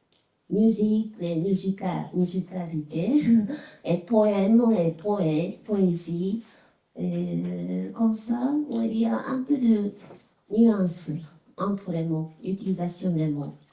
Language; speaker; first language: French; non-native, fluent; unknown